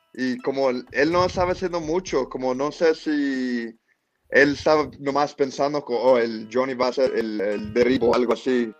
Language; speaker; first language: Spanish; early bilingual, heritage; English